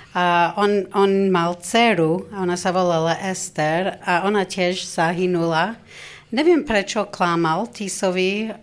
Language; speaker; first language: Slovak; non-native, fluent; English